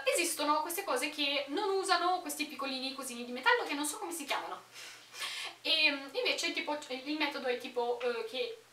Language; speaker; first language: Italian; early bilingual, other home language; Romanian